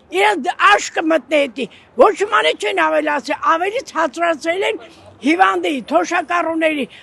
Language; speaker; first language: Armenian; native; Armenian